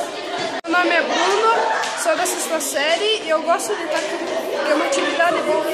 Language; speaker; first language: Portuguese; native; Portuguese